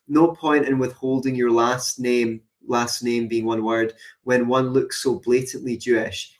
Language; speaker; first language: English; native; English